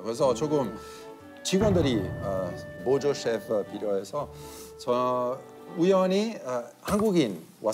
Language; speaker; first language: Korean; non-native, learner; Italian